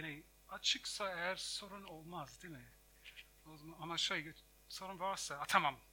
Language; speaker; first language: Turkish; non-native, fluent; English